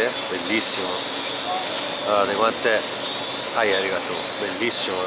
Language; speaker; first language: Italian; native; Italian